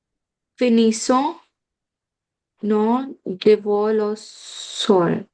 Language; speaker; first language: French; non-native, learner; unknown